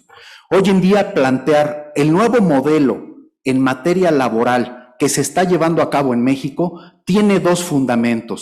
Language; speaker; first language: Spanish; native; Spanish